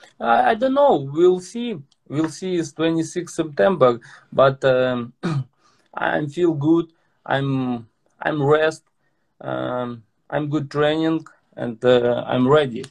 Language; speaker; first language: English; non-native, learner; Russian